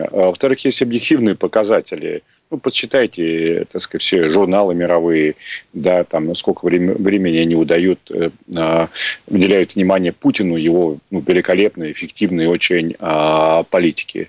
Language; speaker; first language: Russian; native; Russian